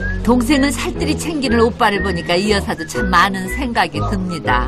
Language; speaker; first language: Korean; native; Korean